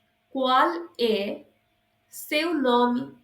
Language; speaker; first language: Portuguese; non-native, fluent; Hindi